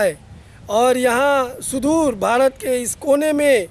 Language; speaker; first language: Hindi; native; Hindi